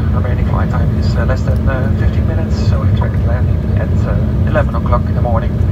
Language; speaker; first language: English; non-native, fluent; Dutch